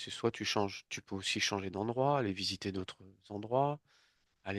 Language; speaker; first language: French; native; French